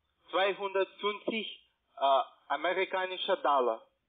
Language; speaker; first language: German; non-native, learner; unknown